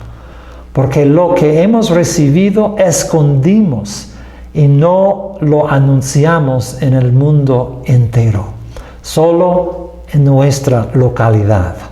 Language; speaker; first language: Spanish; non-native, fluent; English